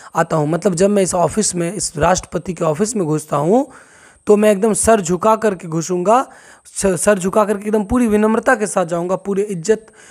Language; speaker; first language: Hindi; non-native, local second language; Maithili